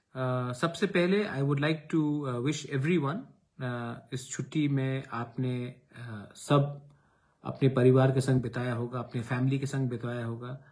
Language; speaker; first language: Hindi; non-native, local second language; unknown